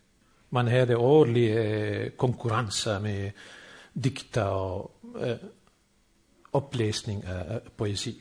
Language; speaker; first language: Danish; non-native, fluent; Bosnian